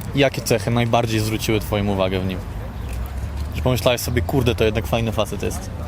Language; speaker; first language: Polish; native; Polish